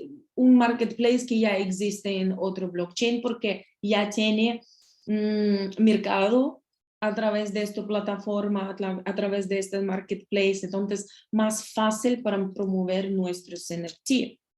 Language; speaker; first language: Spanish; non-native, learner; Russian